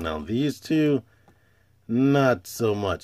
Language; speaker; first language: English; native; English